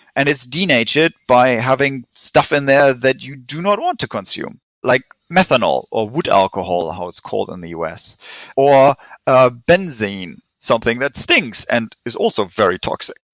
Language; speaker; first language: English; non-native, fluent; German